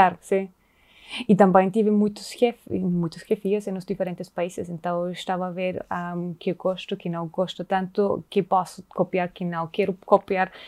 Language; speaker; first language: Portuguese; non-native, fluent; German